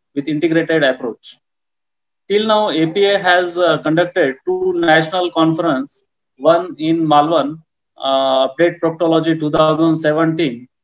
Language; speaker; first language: English; non-native, local second language; Marathi